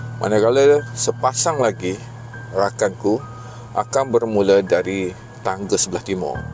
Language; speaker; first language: Malay; native; Malay